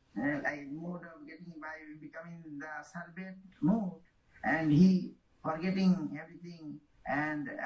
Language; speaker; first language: English; non-native, local second language; Bangla